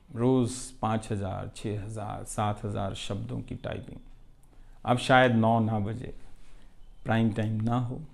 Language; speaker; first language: Hindi; non-native, local second language; Bhojpuri